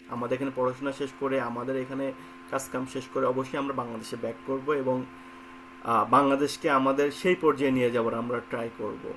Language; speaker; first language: Bangla; native; Bangla